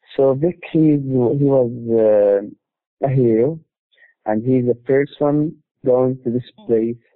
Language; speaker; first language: English; non-native, learner; Arabic